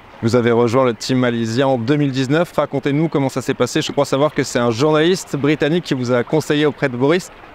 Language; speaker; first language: French; native; French